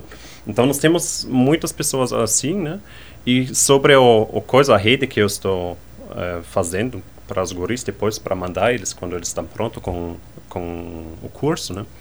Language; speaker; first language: Portuguese; non-native, fluent; German